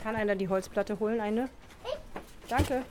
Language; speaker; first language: German; native; German